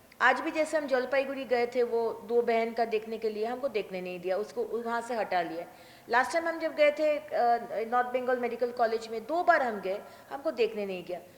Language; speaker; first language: Hindi; non-native, local second language; Bangla